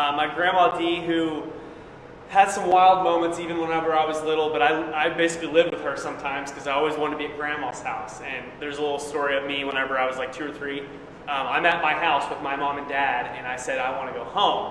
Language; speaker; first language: English; native; English